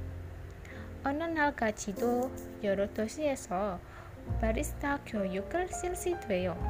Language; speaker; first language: Korean; non-native, learner; Indonesian